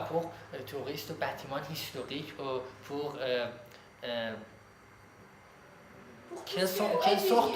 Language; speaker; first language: French; non-native, learner; Persian